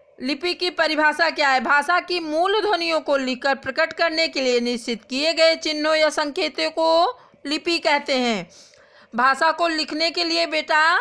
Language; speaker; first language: Hindi; native; Hindi